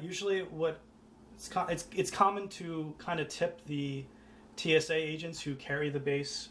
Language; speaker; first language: English; native; English